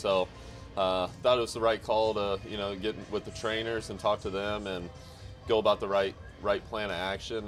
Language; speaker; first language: English; native; English